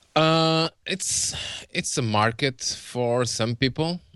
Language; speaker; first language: English; non-native, fluent; Portuguese